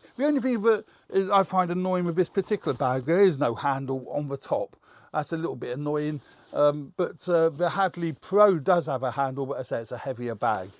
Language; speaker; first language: English; native; English